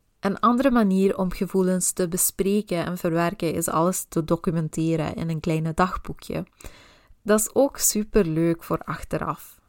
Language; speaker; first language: Dutch; non-native, local second language; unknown